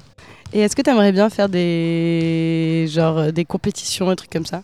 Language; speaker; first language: French; native; French